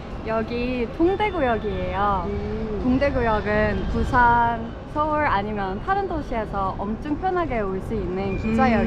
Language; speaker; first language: Korean; non-native, fluent; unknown